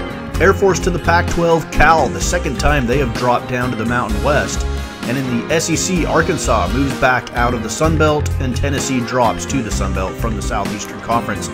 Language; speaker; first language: English; native; English